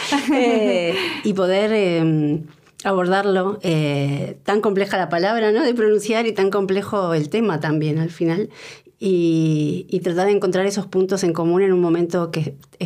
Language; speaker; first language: Spanish; native; Spanish